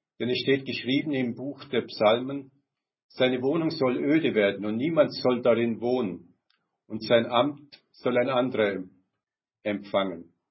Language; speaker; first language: German; native; German